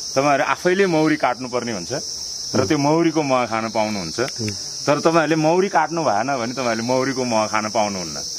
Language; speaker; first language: Nepali; non-native, local second language; Gurung